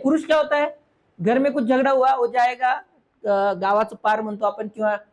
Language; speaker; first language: Hindi; non-native, local second language; Marathi